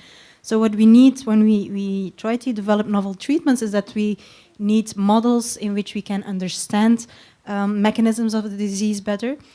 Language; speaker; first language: English; non-native, fluent; Dutch